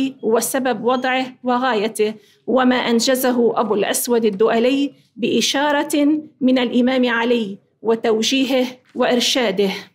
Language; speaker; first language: Arabic; native; Arabic